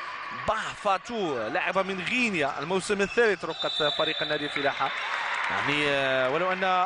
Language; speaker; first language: Arabic; native; Arabic